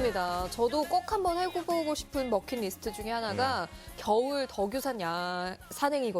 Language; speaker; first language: Korean; native; Korean